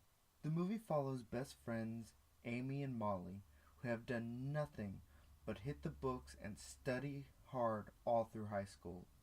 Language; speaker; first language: English; native; English